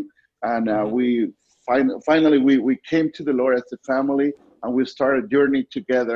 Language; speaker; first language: English; non-native, fluent; Spanish